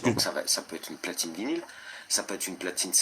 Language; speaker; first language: French; native; French